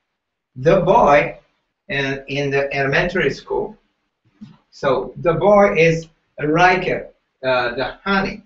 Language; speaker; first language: English; non-native, learner; Japanese